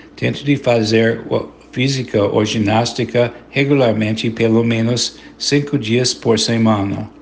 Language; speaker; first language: Portuguese; non-native, fluent; English